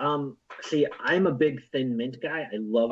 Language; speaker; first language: English; native; English